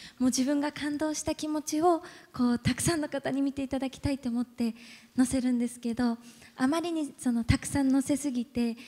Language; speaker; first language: Japanese; native; Japanese